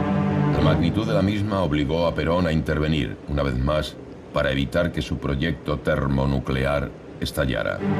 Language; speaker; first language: Spanish; native; Spanish